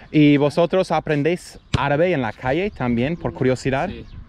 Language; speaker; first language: Spanish; native; Spanish